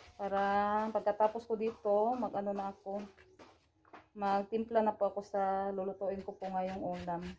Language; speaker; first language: Filipino; non-native, local second language; Cebuano